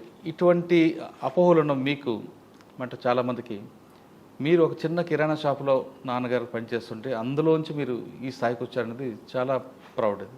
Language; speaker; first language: Telugu; native; Telugu